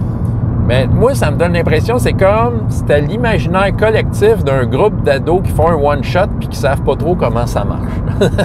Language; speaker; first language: French; native; French